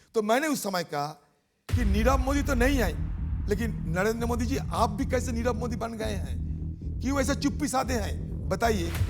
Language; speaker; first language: Hindi; non-native, local second language; Bangla